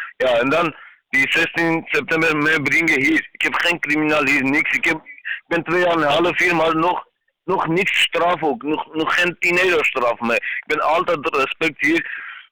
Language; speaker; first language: Dutch; non-native, learner; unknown